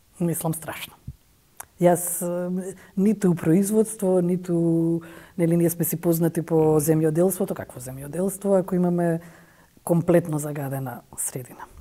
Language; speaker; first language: Macedonian; native; Macedonian